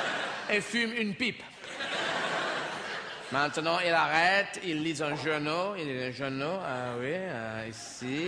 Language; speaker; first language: French; non-native, learner; English